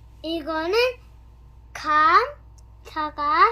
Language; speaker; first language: Korean; early bilingual, other home language; Telugu